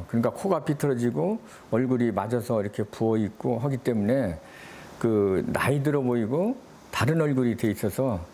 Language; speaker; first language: Korean; native; Korean